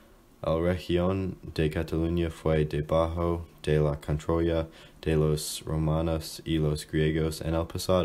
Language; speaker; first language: Spanish; non-native, learner; English